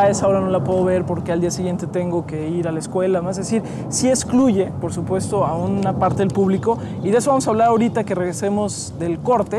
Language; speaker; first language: Spanish; native; Spanish